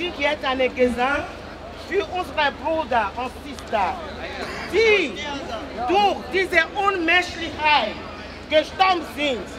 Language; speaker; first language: German; non-native, learner; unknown